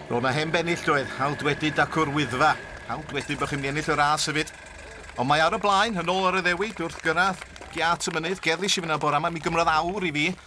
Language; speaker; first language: Welsh; native; Welsh